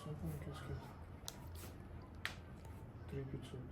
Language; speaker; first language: Russian; non-native, fluent; French